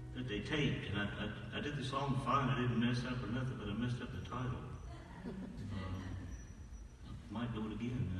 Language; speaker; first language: English; native; English